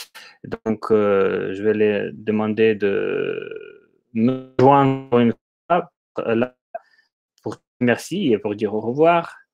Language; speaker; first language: French; non-native, fluent; Ukrainian